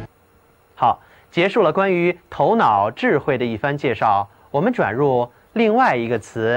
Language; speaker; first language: Chinese; native; Chinese